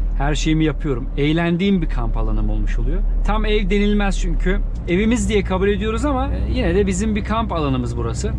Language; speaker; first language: Turkish; native; Turkish